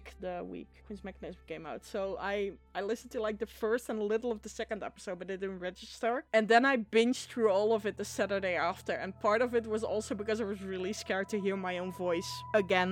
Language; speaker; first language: English; non-native, fluent; Dutch